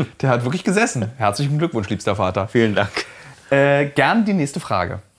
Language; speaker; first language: German; native; German